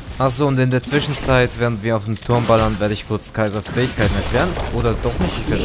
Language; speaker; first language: German; native; German